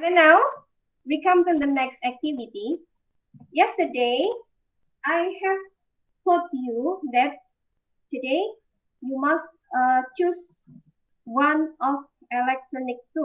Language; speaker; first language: English; non-native, fluent; Indonesian